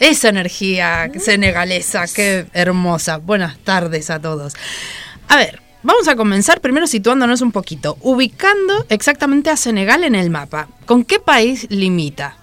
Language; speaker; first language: Spanish; native; Spanish